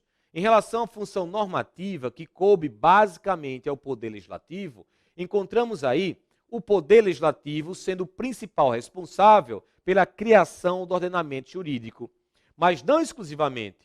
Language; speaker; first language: Portuguese; native; Portuguese